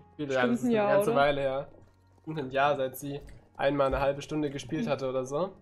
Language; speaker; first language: German; native; German